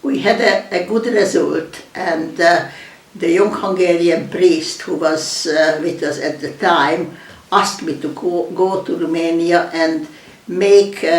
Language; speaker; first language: English; non-native, fluent; Hungarian